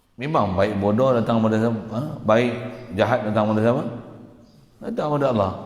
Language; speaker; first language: Malay; native; Malay